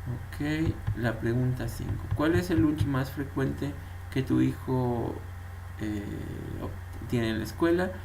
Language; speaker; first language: Spanish; native; Spanish